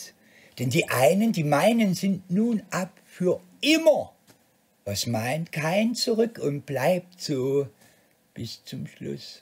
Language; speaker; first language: German; native; German